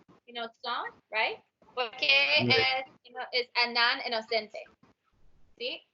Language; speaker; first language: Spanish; non-native, learner; English